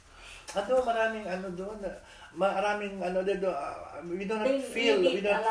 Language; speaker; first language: English; non-native, local second language; Iloko